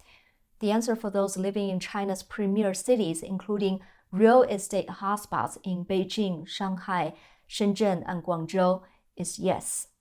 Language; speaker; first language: English; non-native, fluent; Chinese